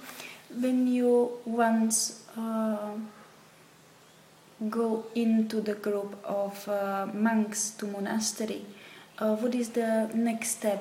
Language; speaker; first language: English; non-native, fluent; Slovak